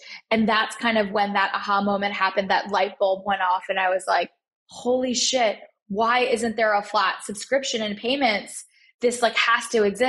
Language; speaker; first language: English; native; English